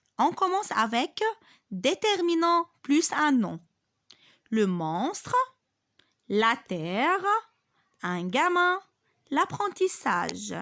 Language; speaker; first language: French; non-native, local second language; Arabic